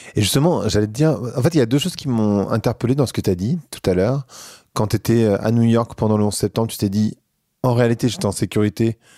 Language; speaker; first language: French; native; French